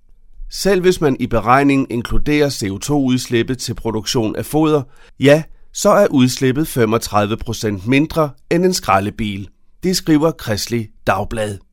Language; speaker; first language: Danish; native; Danish